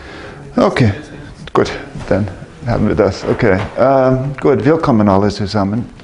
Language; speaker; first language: German; non-native, fluent; English